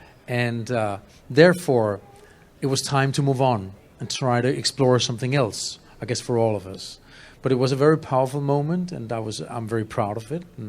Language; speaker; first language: English; non-native, fluent; Danish